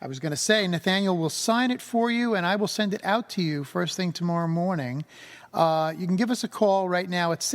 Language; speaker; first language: English; native; English